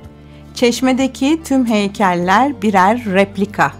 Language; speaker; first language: Turkish; native; Turkish